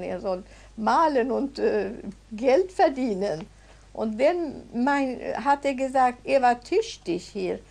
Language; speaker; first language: German; non-native, learner; Swedish